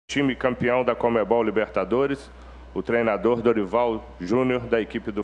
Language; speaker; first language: Portuguese; native; Portuguese